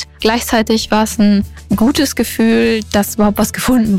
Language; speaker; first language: German; native; German